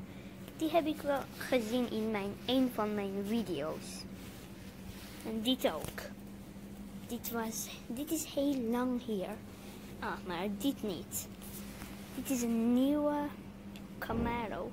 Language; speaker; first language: Dutch; non-native, learner; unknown